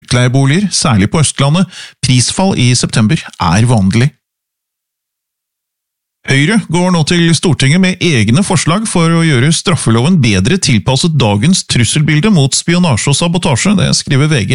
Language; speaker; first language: Norwegian; native; Norwegian